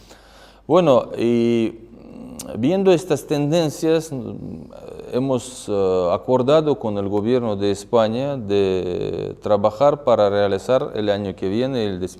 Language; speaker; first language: Spanish; non-native, fluent; Russian